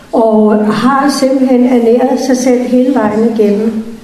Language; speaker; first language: Danish; native; Danish